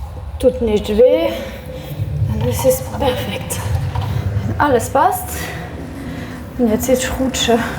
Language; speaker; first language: German; non-native, fluent; French